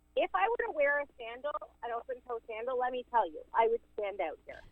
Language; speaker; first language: English; native; English